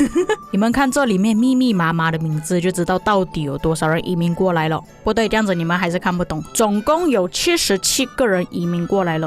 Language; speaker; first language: Chinese; native; Chinese